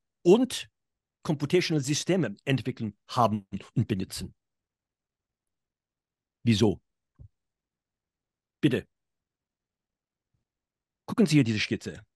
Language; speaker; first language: German; non-native, fluent; English